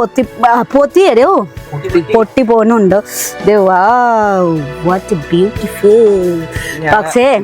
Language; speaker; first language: Malayalam; non-native, learner; Nepali